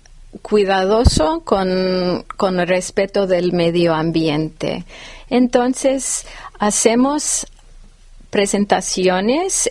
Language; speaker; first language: Spanish; non-native, fluent; English